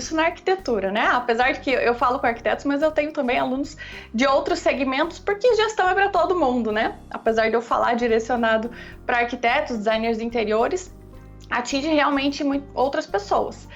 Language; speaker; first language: Portuguese; native; Portuguese